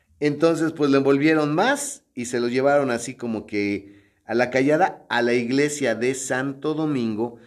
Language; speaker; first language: Spanish; native; Spanish